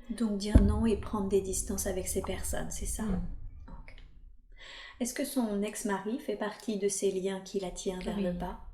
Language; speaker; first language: French; native; French